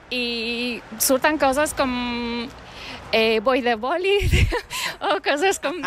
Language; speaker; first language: Catalan; non-native, fluent; Turkish